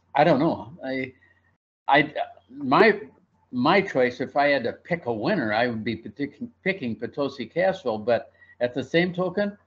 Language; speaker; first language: English; native; English